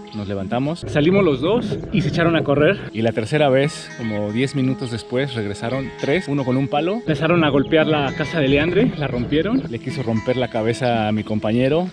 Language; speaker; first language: Spanish; native; Spanish